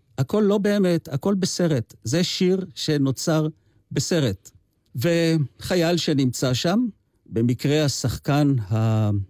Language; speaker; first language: Hebrew; native; Hebrew